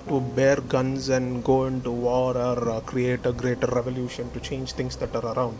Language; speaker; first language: English; non-native, local second language; Tamil